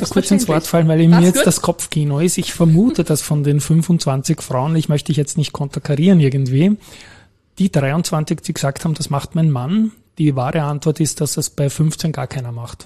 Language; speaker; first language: German; native; German